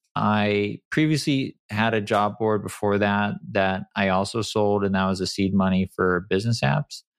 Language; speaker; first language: English; native; English